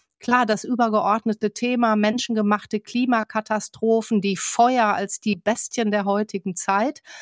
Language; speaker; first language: German; native; German